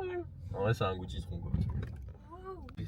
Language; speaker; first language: French; native; French